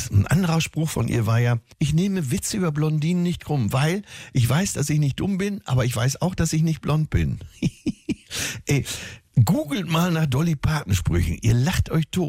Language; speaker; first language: German; native; German